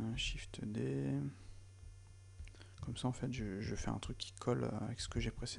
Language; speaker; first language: French; native; French